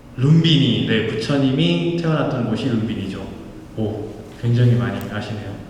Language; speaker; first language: Korean; non-native, fluent; Nepali